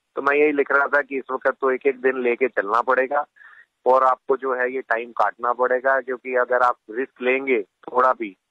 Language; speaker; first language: Hindi; native; Hindi